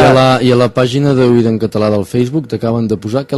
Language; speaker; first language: Catalan; native; Catalan